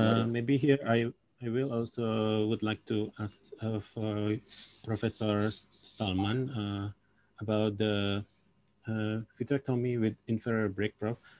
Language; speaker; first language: English; non-native, local second language; Indonesian